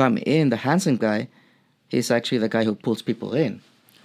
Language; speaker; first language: English; non-native, fluent; Spanish